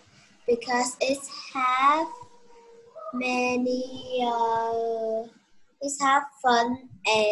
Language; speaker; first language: English; non-native, learner; Vietnamese